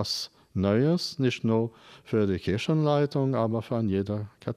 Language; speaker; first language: German; non-native, fluent; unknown